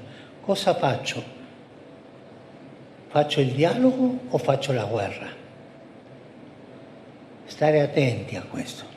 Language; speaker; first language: Italian; non-native, fluent; Spanish